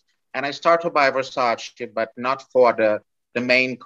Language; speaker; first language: English; non-native, fluent; Portuguese